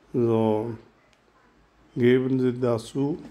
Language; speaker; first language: German; non-native, learner; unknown